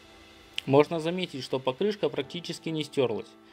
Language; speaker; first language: Russian; native; Russian